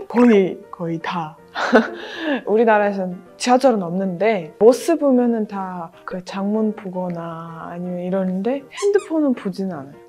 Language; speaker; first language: Korean; non-native, fluent; Russian